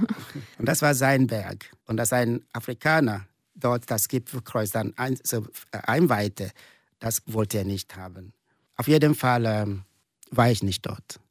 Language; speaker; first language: German; non-native, fluent; Igbo